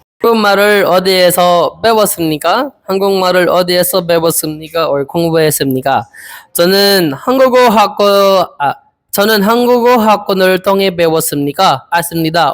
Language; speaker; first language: Korean; non-native, learner; Filipino